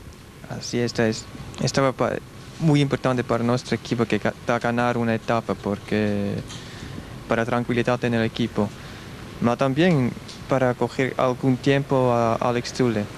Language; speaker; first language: Spanish; non-native, learner; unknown